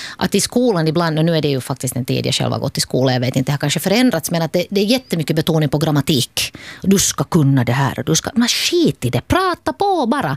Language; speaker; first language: Swedish; native; Swedish